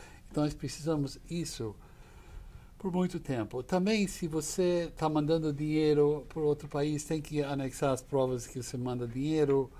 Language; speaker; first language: Portuguese; non-native, fluent; English